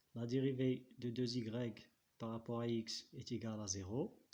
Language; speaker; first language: French; non-native, local second language; Arabic